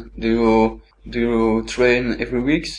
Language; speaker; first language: English; non-native, learner; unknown